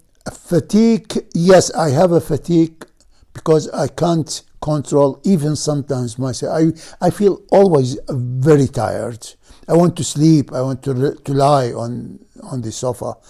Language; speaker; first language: English; non-native, fluent; Arabic